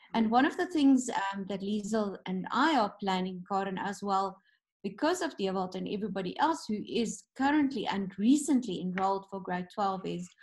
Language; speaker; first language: English; non-native, local second language; Afrikaans